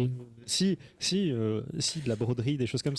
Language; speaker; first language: French; native; French